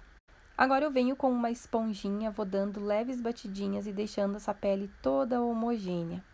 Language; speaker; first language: Portuguese; native; Portuguese